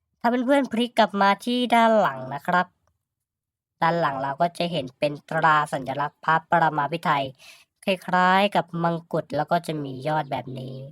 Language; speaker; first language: Thai; native; Thai